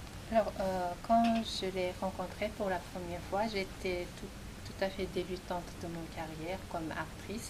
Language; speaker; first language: French; non-native, fluent; Japanese